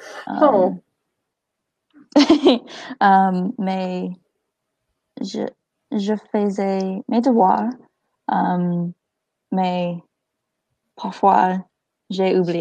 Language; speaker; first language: French; non-native, learner; English